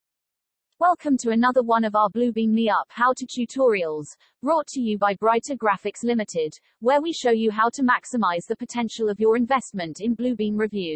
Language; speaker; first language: English; native; English